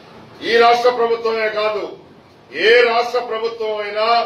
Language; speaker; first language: Telugu; native; Telugu